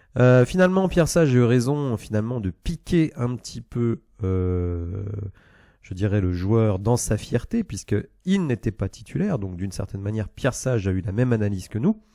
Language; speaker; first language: French; native; French